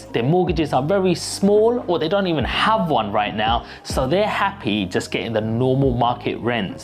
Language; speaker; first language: English; native; English